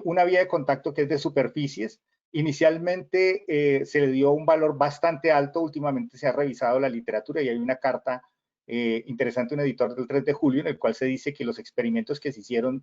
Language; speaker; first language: Spanish; native; Spanish